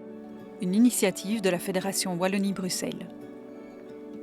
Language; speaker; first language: French; native; French